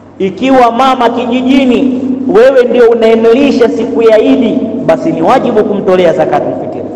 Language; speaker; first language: Swahili; native; Swahili